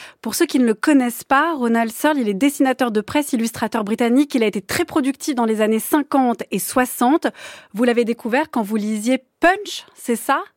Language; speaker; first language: French; native; French